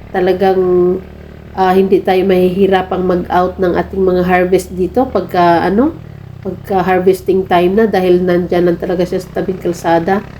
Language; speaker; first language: Filipino; non-native, local second language; Cebuano